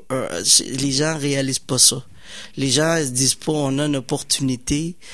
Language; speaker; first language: French; non-native, fluent; Somali